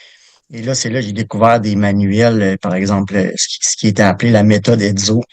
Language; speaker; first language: French; native; French